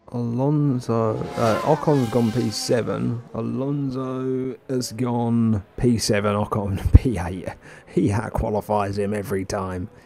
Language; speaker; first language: English; native; English